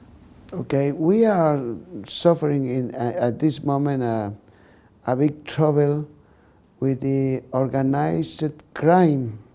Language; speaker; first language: English; non-native, learner; Spanish